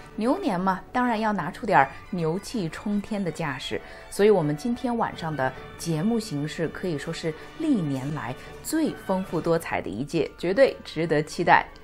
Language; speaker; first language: Chinese; native; Chinese